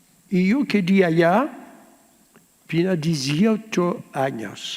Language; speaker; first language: Spanish; early bilingual, heritage; Ladino